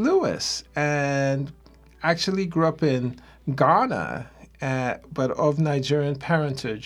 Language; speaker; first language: English; non-native, local second language; Ewe